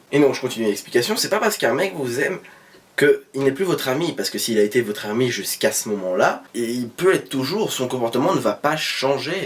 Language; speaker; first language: French; native; French